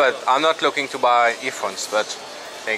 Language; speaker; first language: English; non-native, learner; French